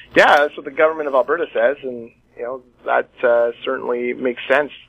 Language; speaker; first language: English; native; English